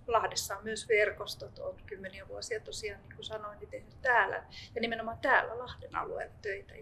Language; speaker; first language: Finnish; native; Finnish